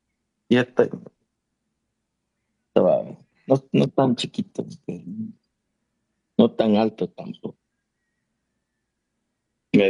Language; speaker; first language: Spanish; non-native, fluent; Haitian Creole